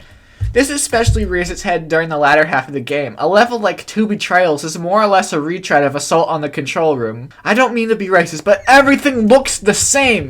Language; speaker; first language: English; native; English